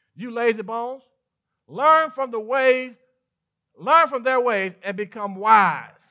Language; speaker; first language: English; native; English